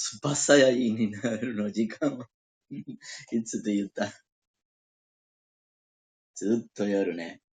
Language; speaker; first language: Japanese; non-native, learner; Spanish